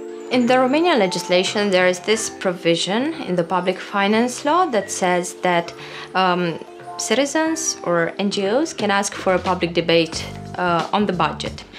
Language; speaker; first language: English; non-native, fluent; Romanian